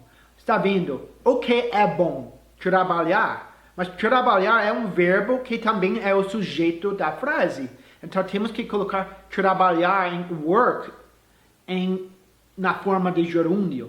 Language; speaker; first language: Portuguese; non-native, fluent; English